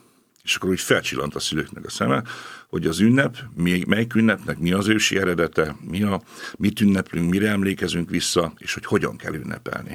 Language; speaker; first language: Hungarian; native; Hungarian